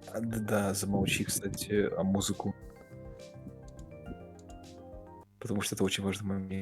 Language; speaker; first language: Russian; early bilingual, heritage; Russian